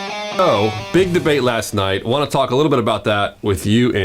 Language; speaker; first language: English; native; English